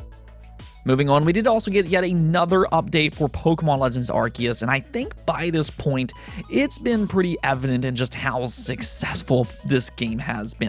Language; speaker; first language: English; native; English